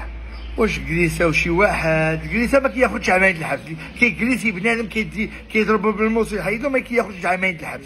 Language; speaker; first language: Arabic; native; Arabic